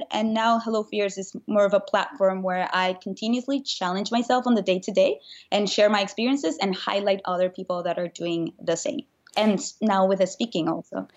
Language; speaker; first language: English; non-native, fluent; Spanish